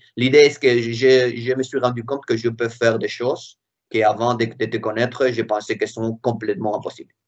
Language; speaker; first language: French; non-native, fluent; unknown